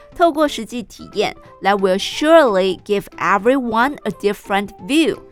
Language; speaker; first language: English; non-native, fluent; Chinese